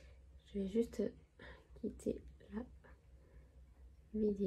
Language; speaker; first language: French; native; French